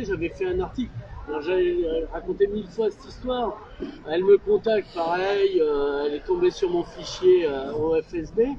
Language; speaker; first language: French; native; French